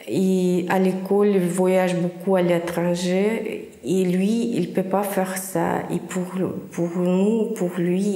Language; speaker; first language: French; non-native, fluent; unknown